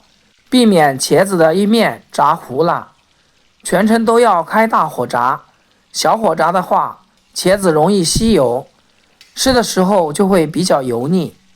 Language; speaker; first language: Chinese; native; Chinese